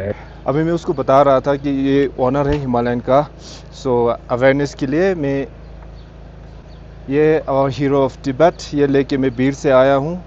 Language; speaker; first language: Hindi; non-native, local second language; Tibetan